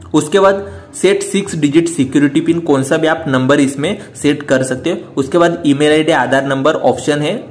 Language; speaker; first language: Hindi; non-native, local second language; Marathi